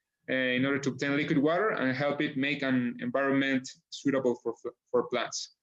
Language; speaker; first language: English; non-native, fluent; Spanish